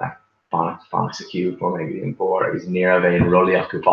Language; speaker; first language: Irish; non-native, local second language; English